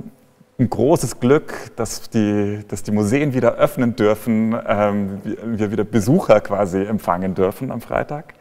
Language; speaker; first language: German; native; German